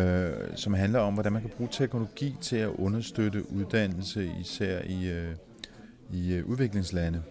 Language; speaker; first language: Danish; native; Danish